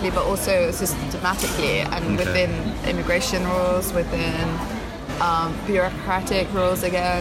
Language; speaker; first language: English; early bilingual, other home language; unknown